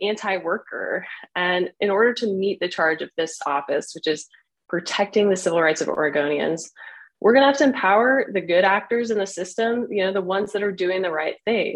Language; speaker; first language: English; native; English